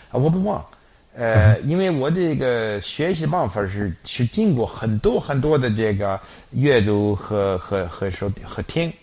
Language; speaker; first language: Chinese; non-native, fluent; English